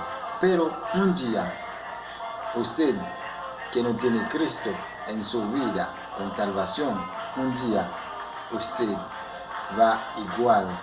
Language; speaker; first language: Spanish; non-native, learner; Haitian Creole